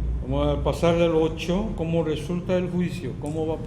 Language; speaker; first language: Spanish; non-native, fluent; Korean